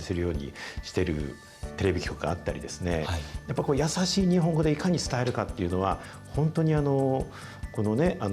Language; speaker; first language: Japanese; native; Japanese